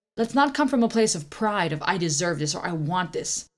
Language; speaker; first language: English; early bilingual, other home language; German